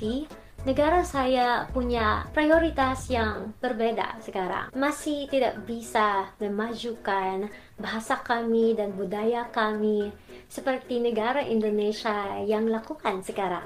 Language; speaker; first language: Indonesian; non-native, fluent; Filipino